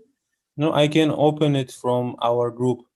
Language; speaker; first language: English; non-native, learner; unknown